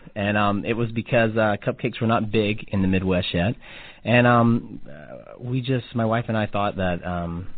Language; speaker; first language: English; native; English